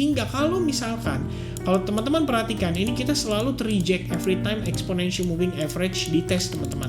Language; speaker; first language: Indonesian; native; Indonesian